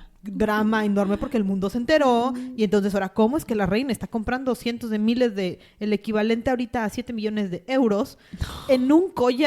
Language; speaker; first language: Spanish; native; Spanish